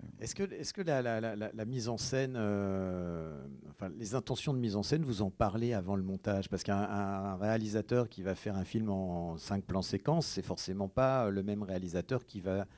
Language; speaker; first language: French; native; French